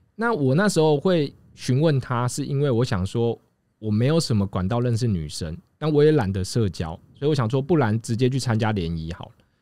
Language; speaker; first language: Chinese; native; Chinese